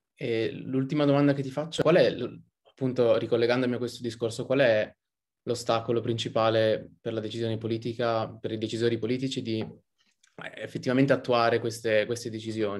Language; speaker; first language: Italian; native; Italian